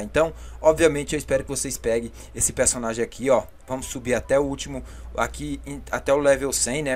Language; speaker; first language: Portuguese; native; Portuguese